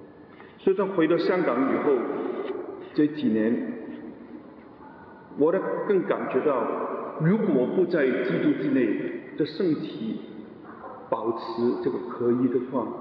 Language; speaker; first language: Chinese; non-native, local second language; Cantonese